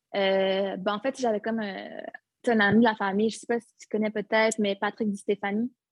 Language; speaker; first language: French; early bilingual, other home language; Arabic